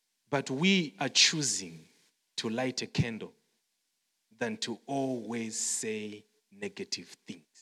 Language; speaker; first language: English; non-native, local second language; Shona